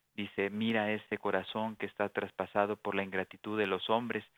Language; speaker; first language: Spanish; native; Spanish